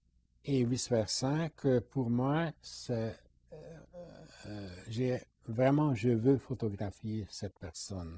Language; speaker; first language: French; non-native, fluent; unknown